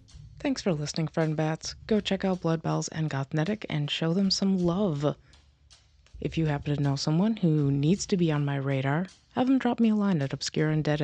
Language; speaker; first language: English; native; English